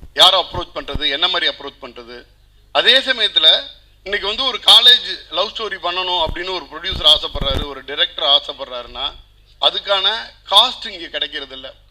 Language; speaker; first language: Tamil; native; Tamil